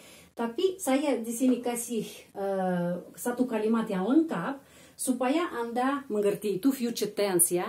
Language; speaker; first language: Indonesian; non-native, fluent; Russian